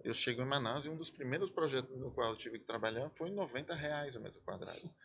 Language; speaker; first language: Portuguese; non-native, fluent; French